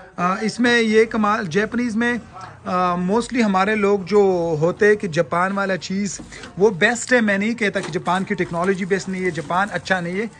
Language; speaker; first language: Urdu; non-native, local second language; Pashto